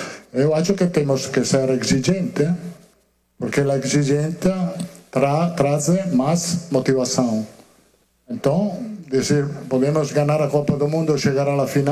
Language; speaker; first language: Portuguese; non-native, learner; Italian